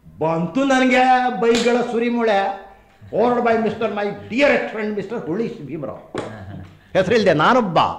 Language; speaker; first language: Kannada; non-native, local second language; Konkani